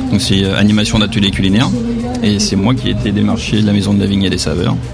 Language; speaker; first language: French; native; French